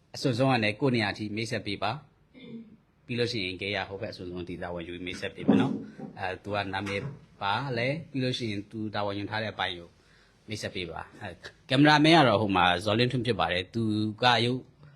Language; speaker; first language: Burmese; non-native, local second language; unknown